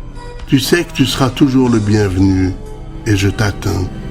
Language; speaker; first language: French; native; French